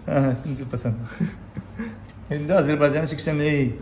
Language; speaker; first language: Hindi; non-native, learner; Azerbaijani